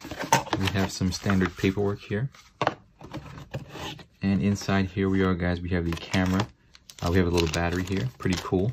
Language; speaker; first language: English; native; English